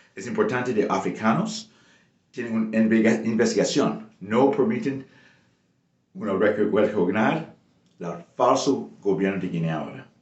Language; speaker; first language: Spanish; non-native, local second language; English